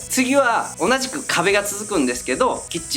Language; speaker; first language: Japanese; native; Japanese